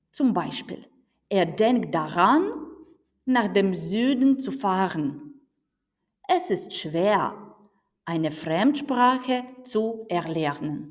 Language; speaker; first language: German; non-native, fluent; Ukrainian